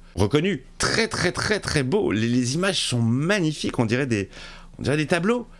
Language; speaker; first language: French; native; French